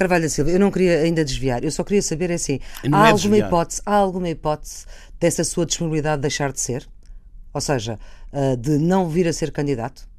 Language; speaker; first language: Portuguese; native; Portuguese